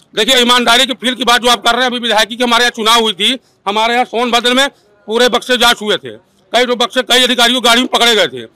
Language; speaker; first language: Hindi; native; Hindi